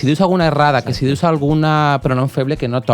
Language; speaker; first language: Catalan; native; Catalan